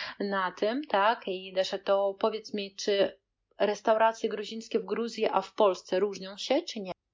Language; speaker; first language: Polish; non-native, fluent; Russian